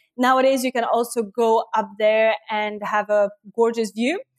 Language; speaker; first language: English; non-native, fluent; Lithuanian